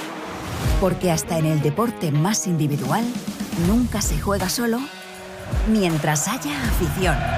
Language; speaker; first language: Spanish; native; Spanish